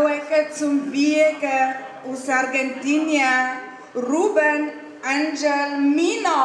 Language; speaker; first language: German; native; German